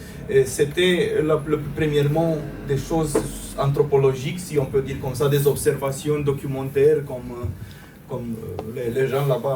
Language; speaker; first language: French; non-native, fluent; Romanian